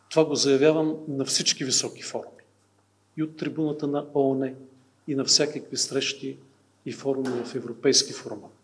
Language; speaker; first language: Bulgarian; native; Bulgarian